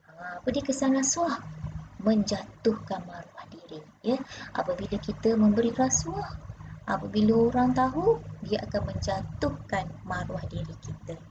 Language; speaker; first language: Malay; native; Malay